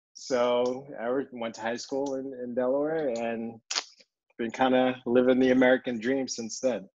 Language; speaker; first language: English; early bilingual, other home language; Yoruba